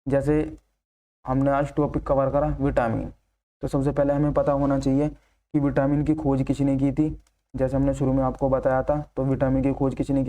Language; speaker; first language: Hindi; native; Hindi